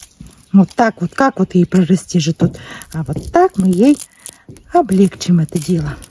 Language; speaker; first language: Russian; native; Russian